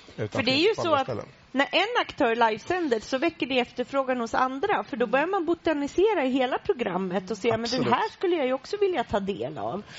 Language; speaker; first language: Swedish; native; Swedish